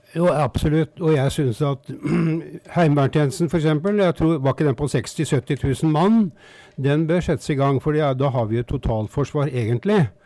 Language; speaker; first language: Norwegian; native; Norwegian